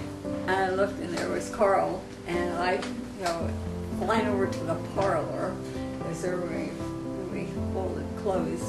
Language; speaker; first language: English; native; English